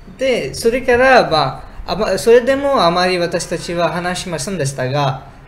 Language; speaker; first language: Japanese; non-native, fluent; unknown